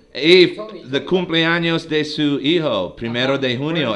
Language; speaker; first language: Spanish; non-native, learner; English